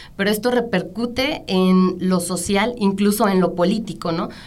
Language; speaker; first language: Spanish; native; Spanish